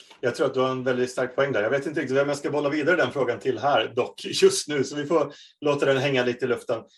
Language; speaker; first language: Swedish; native; Swedish